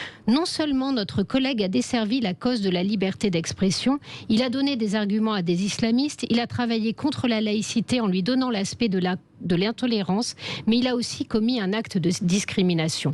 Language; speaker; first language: French; native; French